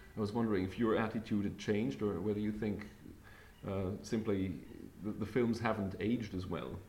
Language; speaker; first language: English; non-native, fluent; German